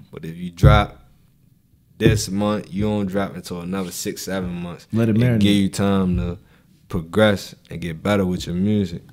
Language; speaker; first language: English; native; English